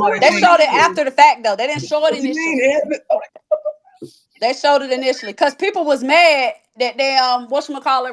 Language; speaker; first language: English; native; English